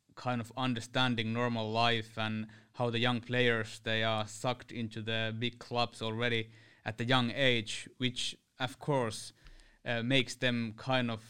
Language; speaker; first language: English; non-native, fluent; Finnish